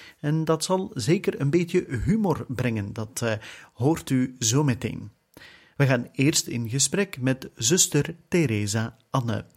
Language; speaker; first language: Dutch; native; Dutch